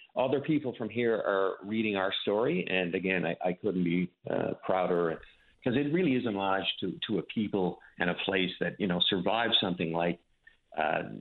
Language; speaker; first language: English; native; English